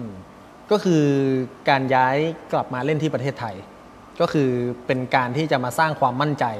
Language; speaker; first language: Thai; native; Thai